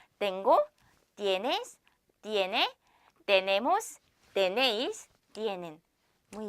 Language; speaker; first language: Spanish; non-native, fluent; Korean